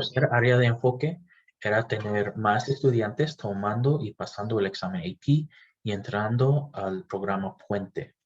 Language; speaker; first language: Spanish; non-native, fluent; English